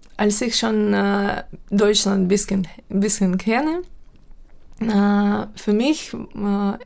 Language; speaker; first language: German; non-native, fluent; Ukrainian